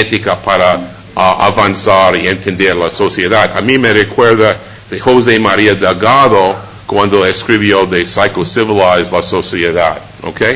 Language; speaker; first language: Spanish; non-native, fluent; English